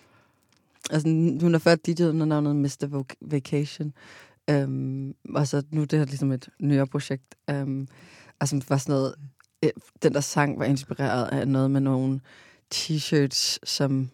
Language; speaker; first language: Danish; native; Danish